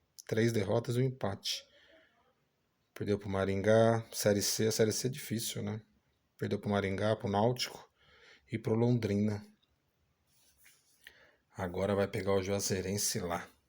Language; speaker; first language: Portuguese; native; Portuguese